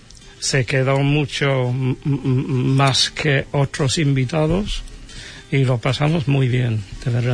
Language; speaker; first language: Spanish; non-native, fluent; English